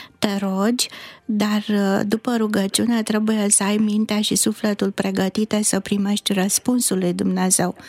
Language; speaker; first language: Romanian; native; Romanian